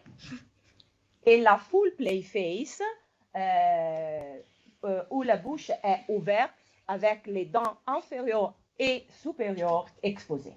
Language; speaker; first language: French; non-native, fluent; Italian